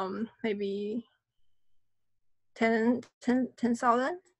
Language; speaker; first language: English; non-native, fluent; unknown